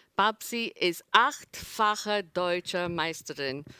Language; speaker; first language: German; non-native, learner; English